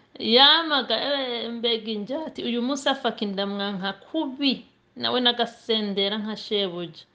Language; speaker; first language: Rundi; native; Rundi